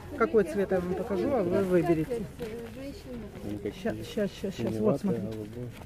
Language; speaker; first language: Russian; non-native, learner; Turkish